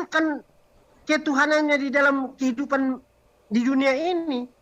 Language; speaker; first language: Indonesian; native; Indonesian